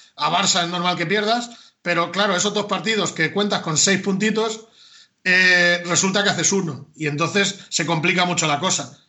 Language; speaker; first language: Spanish; native; Spanish